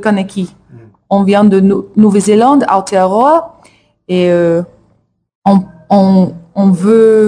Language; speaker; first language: French; non-native, learner; English